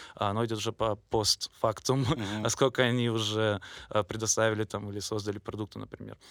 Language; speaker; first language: Russian; native; Russian